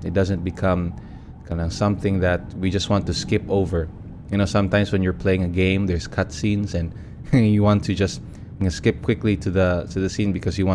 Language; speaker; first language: English; non-native, local second language; Cebuano